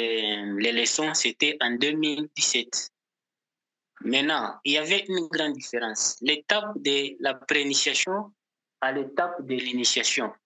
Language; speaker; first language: French; non-native, local second language; Portuguese